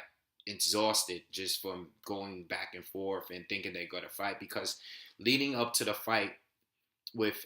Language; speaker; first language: English; native; English